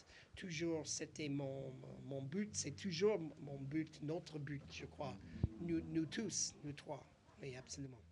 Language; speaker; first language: French; non-native, fluent; English